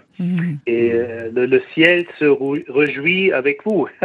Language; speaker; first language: French; non-native, learner; German